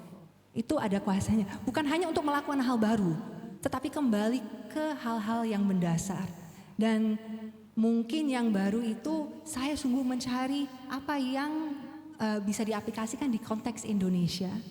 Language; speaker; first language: Indonesian; non-native, fluent; English